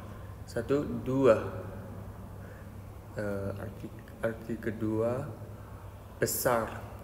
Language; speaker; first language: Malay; non-native, fluent; Chinese